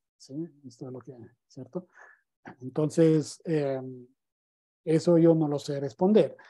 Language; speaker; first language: Spanish; non-native, fluent; Italian